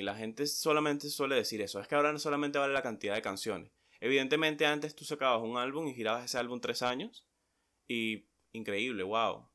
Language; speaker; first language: Spanish; native; Spanish